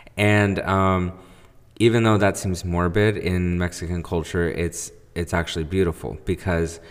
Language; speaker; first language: English; early bilingual, other home language; Spanish